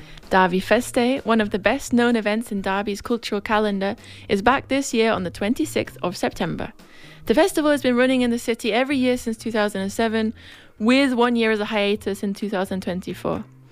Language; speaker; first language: English; native; English